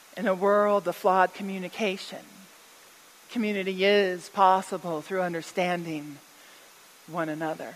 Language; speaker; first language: English; native; English